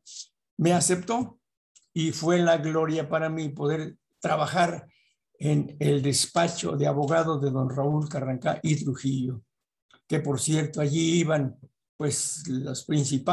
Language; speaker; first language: Spanish; native; Spanish